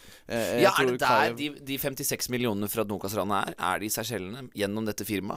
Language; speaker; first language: Norwegian; native; Norwegian